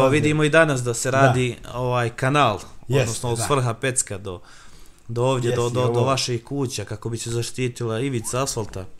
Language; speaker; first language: Croatian; native; Croatian